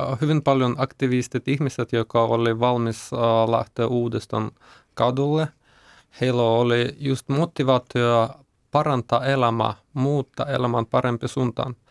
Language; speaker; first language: Finnish; non-native, learner; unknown